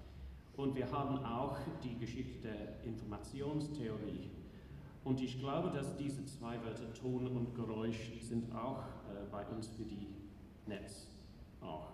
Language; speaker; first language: German; non-native, learner; English